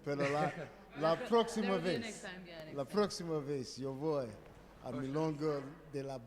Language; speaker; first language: Spanish; non-native, learner; English